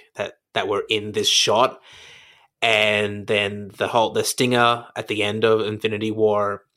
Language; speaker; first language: English; native; English